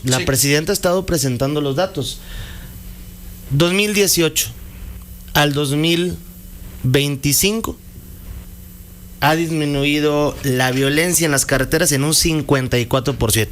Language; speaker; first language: Spanish; native; Spanish